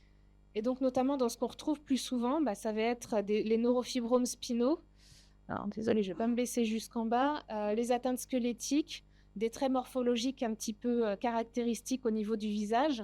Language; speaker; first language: French; native; French